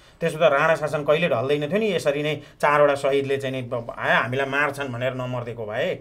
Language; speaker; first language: Nepali; native; Nepali